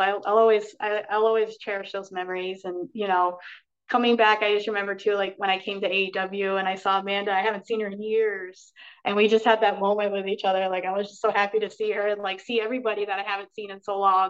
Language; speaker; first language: English; native; English